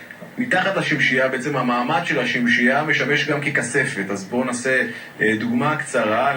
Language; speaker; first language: Hebrew; native; Hebrew